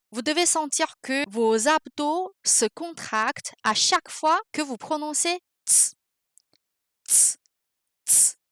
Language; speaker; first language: French; non-native, fluent; Chinese